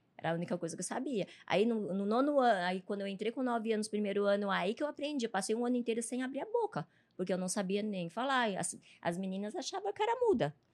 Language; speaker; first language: Portuguese; early bilingual, other home language; Chinese